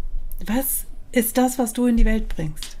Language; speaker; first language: German; native; German